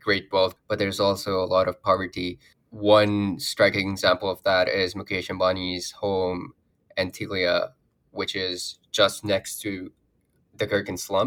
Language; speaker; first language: English; non-native, local second language; Urdu